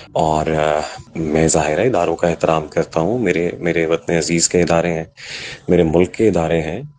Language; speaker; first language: Urdu; native; Urdu